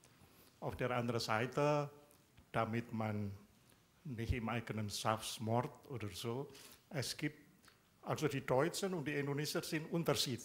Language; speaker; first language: German; non-native, fluent; Indonesian